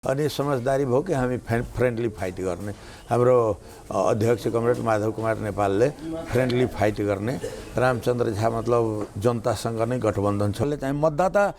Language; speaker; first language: Nepali; non-native, local second language; Maithili